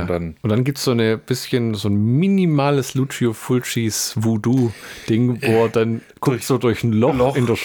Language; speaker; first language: German; native; German